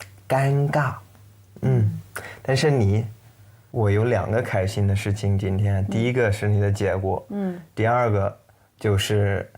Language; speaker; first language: Chinese; non-native, fluent; English